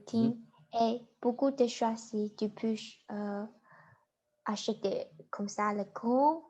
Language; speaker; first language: French; non-native, learner; Chinese